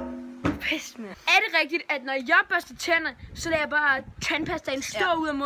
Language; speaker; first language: Danish; native; Danish